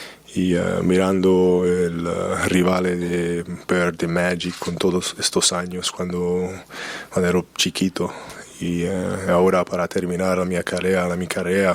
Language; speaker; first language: Spanish; non-native, fluent; English